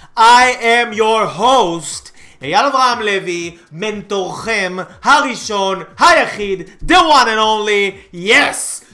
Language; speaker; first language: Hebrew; native; Hebrew